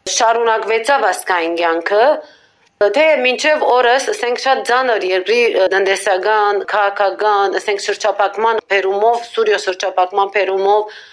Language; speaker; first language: Armenian; native; Armenian